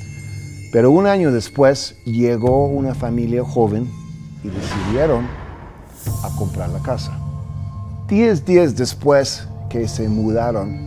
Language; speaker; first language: Spanish; early bilingual, heritage; English